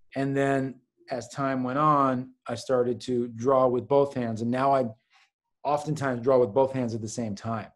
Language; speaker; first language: English; native; English